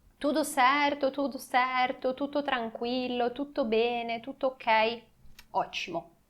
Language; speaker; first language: Portuguese; non-native, fluent; Italian